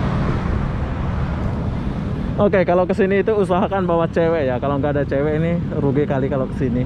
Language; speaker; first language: Indonesian; native; Indonesian